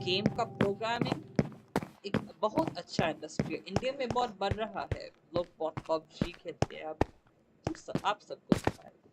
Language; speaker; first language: Hindi; non-native, local second language; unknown